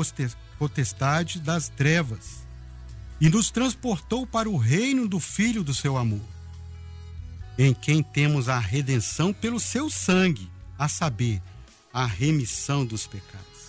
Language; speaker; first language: Portuguese; native; Portuguese